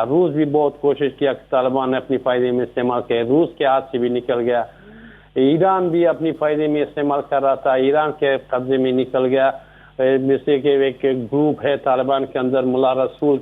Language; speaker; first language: Hindi; non-native, learner; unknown